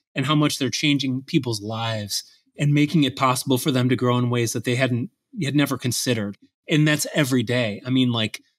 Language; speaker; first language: English; native; English